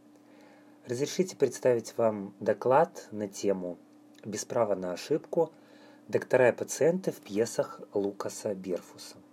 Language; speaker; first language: Russian; native; Russian